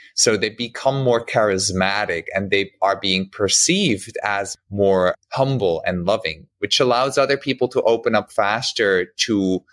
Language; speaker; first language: English; non-native, fluent; German